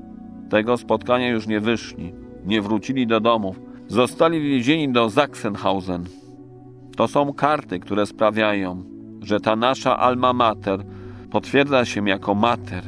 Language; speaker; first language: Polish; native; Polish